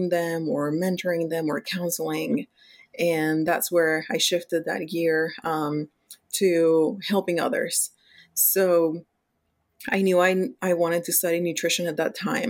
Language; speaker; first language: English; non-native, fluent; Spanish